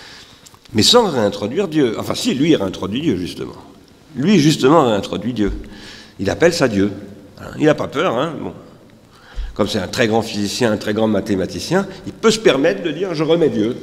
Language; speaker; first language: French; native; French